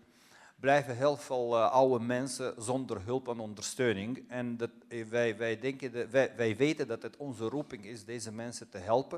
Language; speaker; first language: Dutch; non-native, fluent; Russian